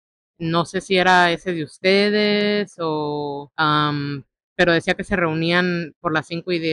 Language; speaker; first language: Spanish; native; Spanish